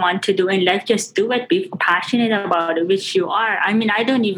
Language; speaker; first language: English; non-native, local second language; Filipino